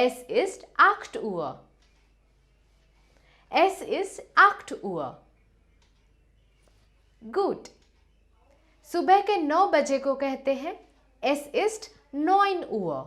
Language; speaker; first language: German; non-native, fluent; Hindi